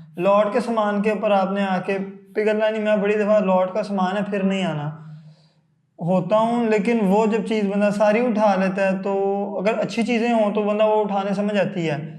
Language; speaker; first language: Urdu; non-native, local second language; Punjabi